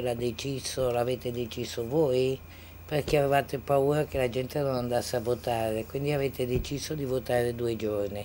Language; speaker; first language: Italian; native; Italian